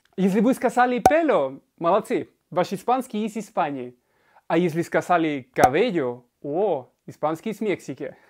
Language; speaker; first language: Russian; non-native, fluent; Spanish